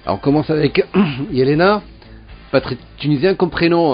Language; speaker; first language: French; non-native, local second language; Arabic